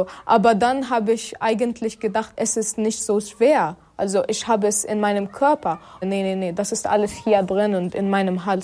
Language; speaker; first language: German; non-native, fluent; Arabic